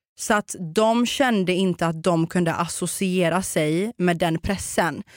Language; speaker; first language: Swedish; early bilingual, other home language; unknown